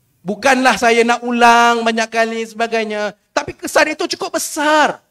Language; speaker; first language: Malay; native; Malay